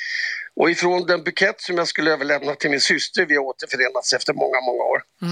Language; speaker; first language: Swedish; native; Swedish